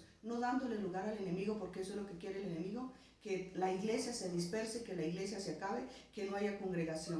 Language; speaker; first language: Spanish; native; Spanish